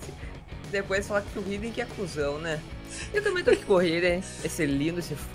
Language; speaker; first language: Portuguese; native; Portuguese